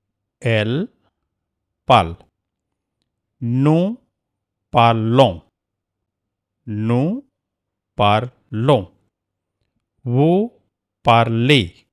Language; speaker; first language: French; non-native, fluent; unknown